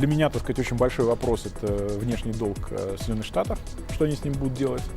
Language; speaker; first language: Russian; native; Russian